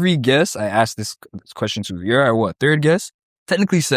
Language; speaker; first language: English; native; English